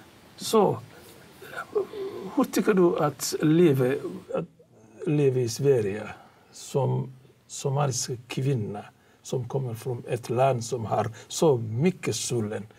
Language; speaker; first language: Swedish; non-native, learner; Somali